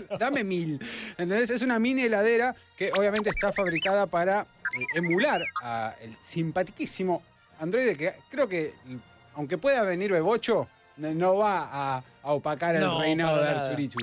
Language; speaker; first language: Spanish; native; Spanish